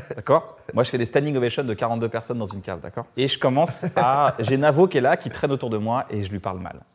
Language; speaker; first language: French; native; French